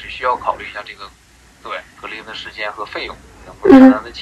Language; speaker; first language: Chinese; native; Chinese